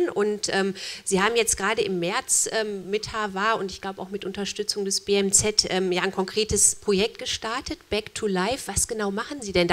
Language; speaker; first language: German; native; German